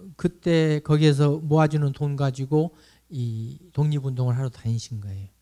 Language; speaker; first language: Korean; native; Korean